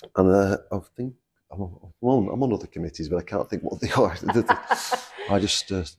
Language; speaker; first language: English; native; English